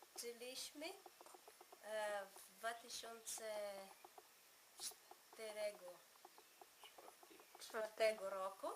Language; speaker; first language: Polish; early bilingual, heritage; Polish